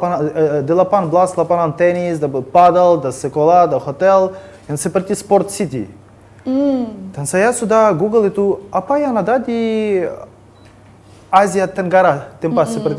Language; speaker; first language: Indonesian; non-native, learner; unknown